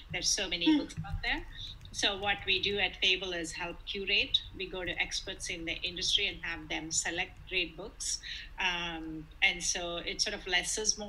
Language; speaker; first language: English; non-native, local second language; Telugu